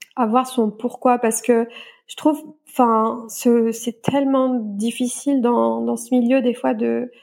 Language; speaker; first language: French; native; French